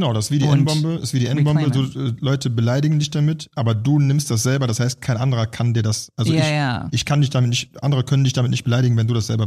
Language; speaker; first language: German; native; German